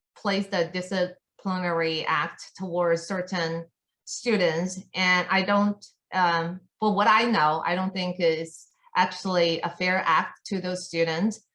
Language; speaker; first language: English; non-native, fluent; Chinese